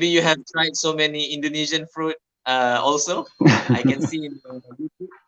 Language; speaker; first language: English; non-native, fluent; Malay